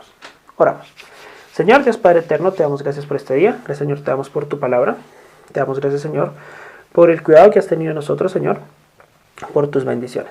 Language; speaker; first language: Spanish; native; Spanish